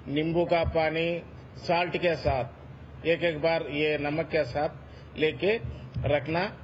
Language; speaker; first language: Hindi; non-native, local second language; Telugu